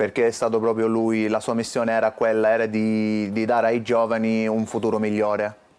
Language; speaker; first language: Italian; early bilingual, other home language; Arabic